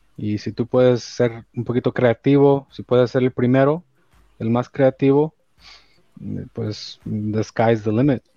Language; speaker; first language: Spanish; early bilingual, heritage; Spanish